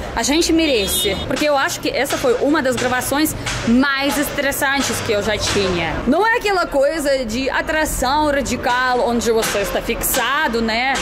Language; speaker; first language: Portuguese; non-native, fluent; Russian